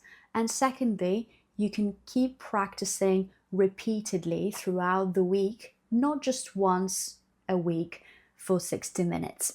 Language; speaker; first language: English; non-native, fluent; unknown